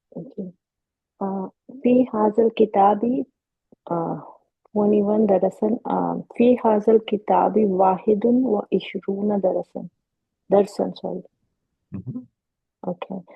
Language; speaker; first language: Arabic; non-native, learner; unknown